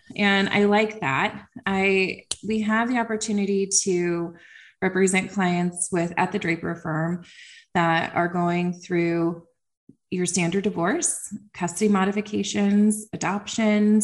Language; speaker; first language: English; native; English